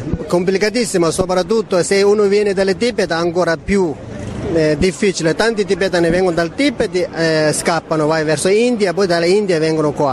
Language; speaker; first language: Italian; non-native, fluent; Tibetan